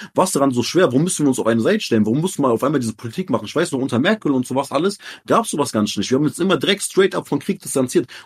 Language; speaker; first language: German; early bilingual, other home language; Arabic